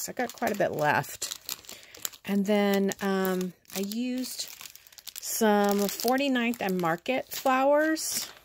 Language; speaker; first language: English; native; English